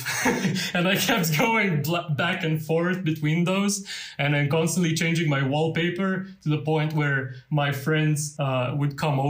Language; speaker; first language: English; non-native, fluent; Lithuanian